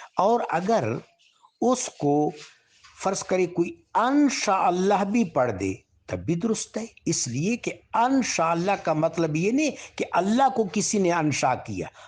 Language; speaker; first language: Urdu; non-native, local second language; Pashto